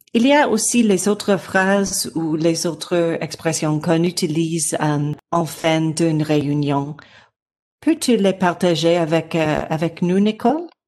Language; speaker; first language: French; non-native, learner; English